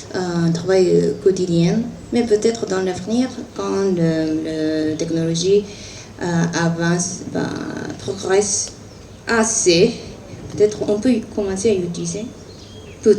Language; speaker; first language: French; non-native, fluent; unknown